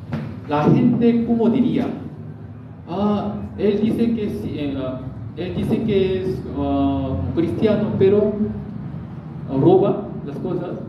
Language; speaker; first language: Spanish; non-native, learner; Korean